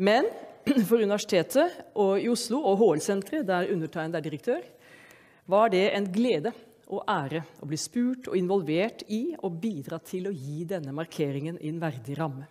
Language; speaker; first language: Norwegian; native; Norwegian